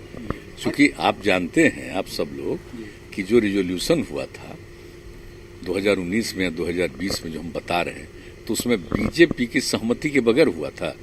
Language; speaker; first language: Hindi; native; Hindi